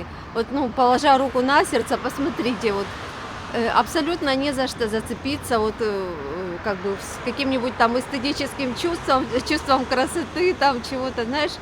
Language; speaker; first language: Russian; native; Russian